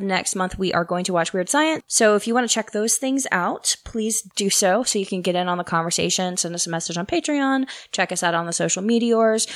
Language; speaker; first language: English; native; English